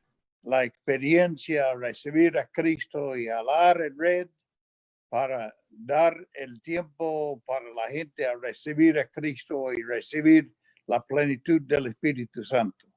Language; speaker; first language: Spanish; non-native, fluent; English